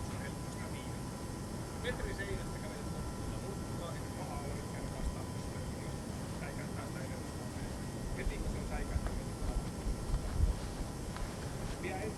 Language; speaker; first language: Finnish; native; Finnish